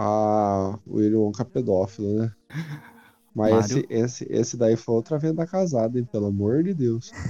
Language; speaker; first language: Portuguese; native; Portuguese